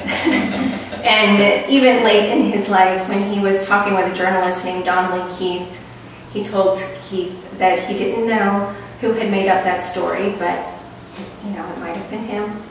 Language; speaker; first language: English; native; English